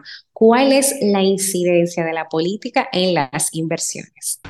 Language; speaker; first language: Spanish; native; Spanish